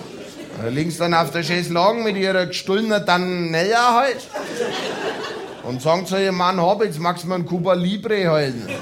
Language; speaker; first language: German; native; German